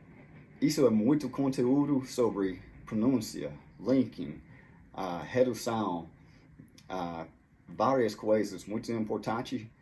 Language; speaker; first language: Portuguese; non-native, fluent; English